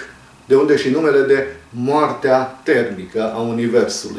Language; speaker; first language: Romanian; native; Romanian